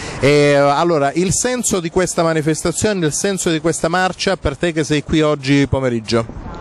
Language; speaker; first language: Italian; native; Italian